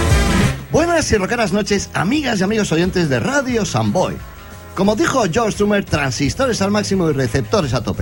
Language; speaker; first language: Spanish; native; Spanish